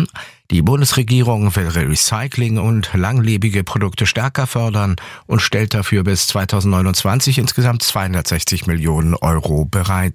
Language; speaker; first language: German; native; German